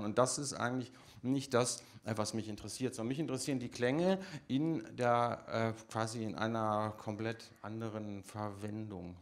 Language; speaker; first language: German; native; German